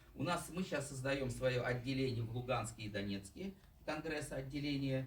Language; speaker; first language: Russian; native; Russian